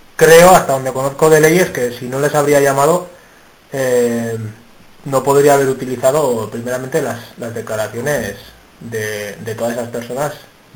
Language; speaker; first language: Spanish; native; Spanish